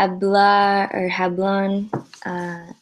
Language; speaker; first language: Spanish; non-native, learner; English